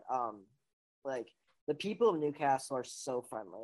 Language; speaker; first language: English; native; English